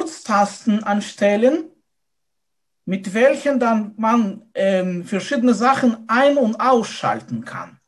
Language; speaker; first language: German; non-native, fluent; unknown